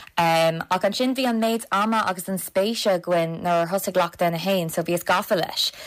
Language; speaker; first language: Irish; non-native, local second language; English